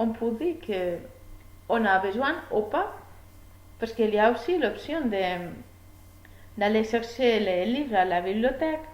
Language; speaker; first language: French; non-native, learner; Spanish